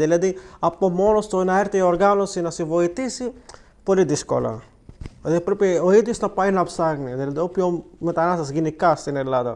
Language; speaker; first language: Greek; non-native, learner; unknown